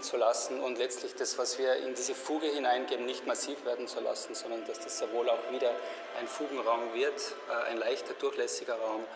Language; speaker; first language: German; native; German